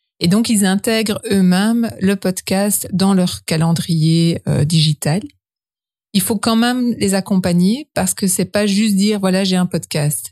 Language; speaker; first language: French; native; French